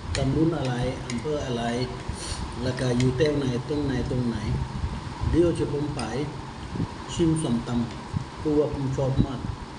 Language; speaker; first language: Thai; non-native, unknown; Urdu